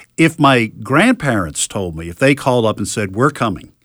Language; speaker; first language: English; native; English